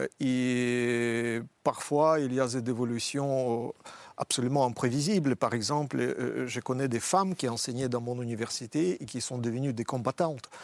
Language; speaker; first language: French; non-native, fluent; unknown